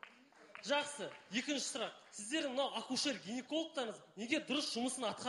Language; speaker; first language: Kazakh; native; Kazakh